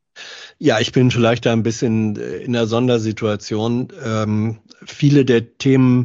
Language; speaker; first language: German; native; German